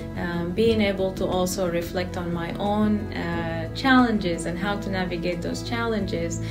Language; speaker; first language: English; non-native, fluent; Arabic